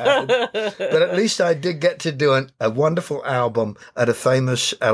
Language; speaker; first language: English; native; English